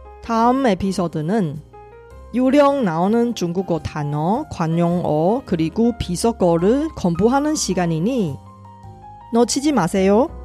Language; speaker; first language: Korean; non-native, fluent; Chinese